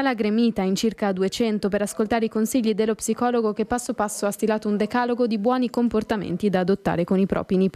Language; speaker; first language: Italian; native; Italian